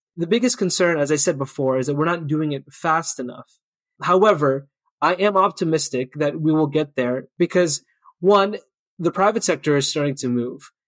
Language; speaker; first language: English; early bilingual, other home language; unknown